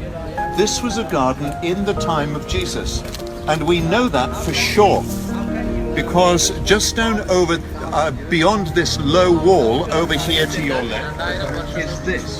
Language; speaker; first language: English; native; English